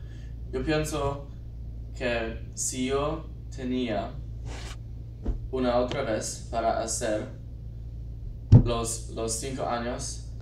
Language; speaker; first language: Spanish; non-native, learner; English